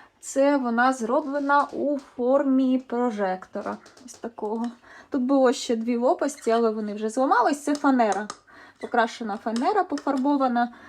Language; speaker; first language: Ukrainian; native; Ukrainian